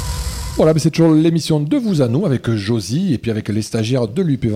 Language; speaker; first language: French; native; French